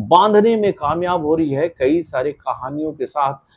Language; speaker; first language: Hindi; native; Hindi